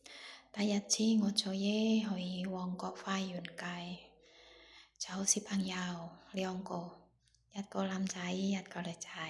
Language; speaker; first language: Cantonese; non-native, learner; Indonesian